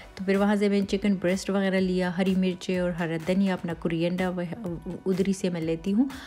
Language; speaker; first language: Urdu; native; Urdu